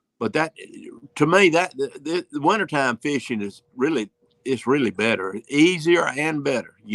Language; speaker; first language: English; native; English